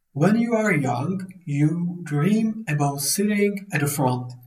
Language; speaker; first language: English; non-native, fluent; Czech